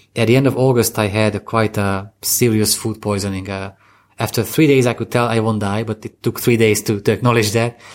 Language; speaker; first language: English; non-native, fluent; Hungarian